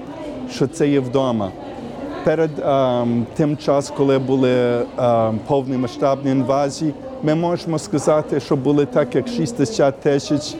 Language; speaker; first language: Ukrainian; early bilingual, heritage; Ukrainian